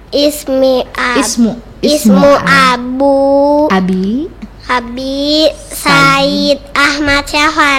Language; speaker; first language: Arabic; non-native, learner; Indonesian